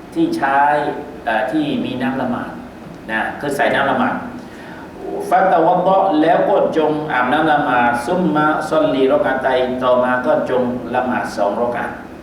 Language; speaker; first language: Thai; native; Thai